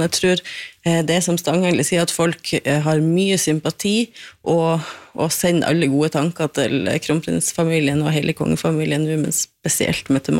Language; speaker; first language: Norwegian; native; Norwegian